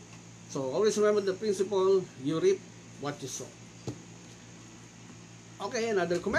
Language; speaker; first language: English; non-native, local second language; Filipino